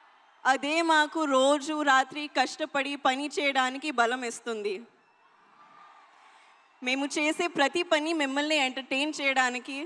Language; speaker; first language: Telugu; non-native, learner; Hindi